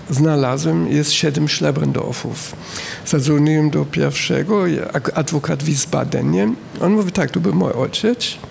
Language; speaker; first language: Polish; non-native, fluent; German